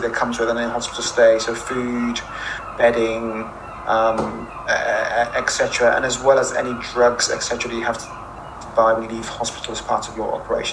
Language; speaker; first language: English; non-native, local second language; Akan